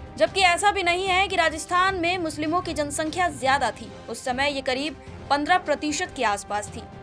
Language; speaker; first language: Hindi; native; Hindi